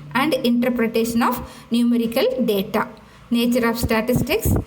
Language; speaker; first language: English; non-native, local second language; Tamil